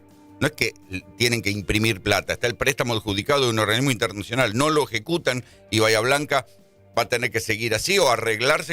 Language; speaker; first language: Spanish; native; Spanish